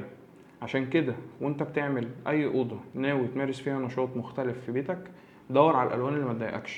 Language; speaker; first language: Arabic; native; Arabic